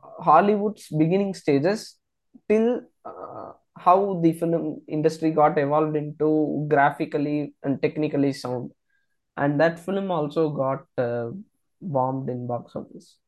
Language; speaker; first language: English; non-native, local second language; Tamil